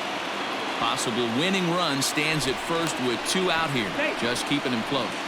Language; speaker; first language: English; native; English